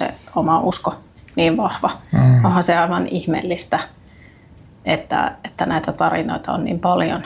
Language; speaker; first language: Finnish; native; Finnish